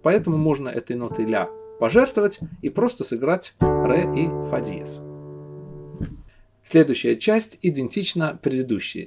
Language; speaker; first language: Russian; native; Russian